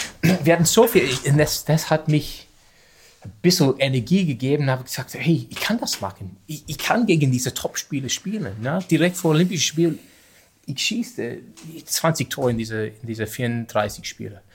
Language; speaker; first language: German; non-native, learner; English